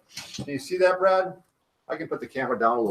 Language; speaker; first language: English; native; English